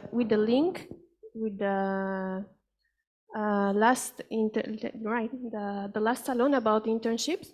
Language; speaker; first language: English; non-native, fluent; Spanish